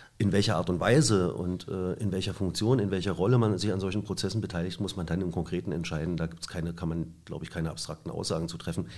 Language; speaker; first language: German; native; German